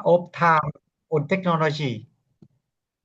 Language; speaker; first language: English; non-native, learner; Vietnamese